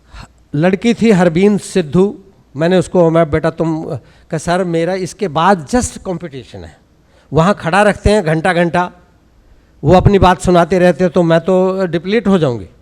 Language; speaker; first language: Hindi; native; Hindi